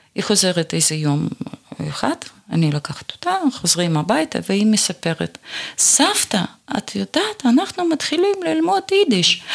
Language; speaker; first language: Hebrew; non-native, fluent; Russian